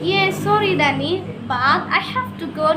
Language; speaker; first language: English; non-native, learner; Indonesian